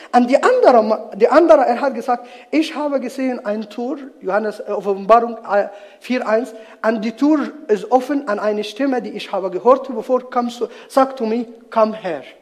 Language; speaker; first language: German; non-native, learner; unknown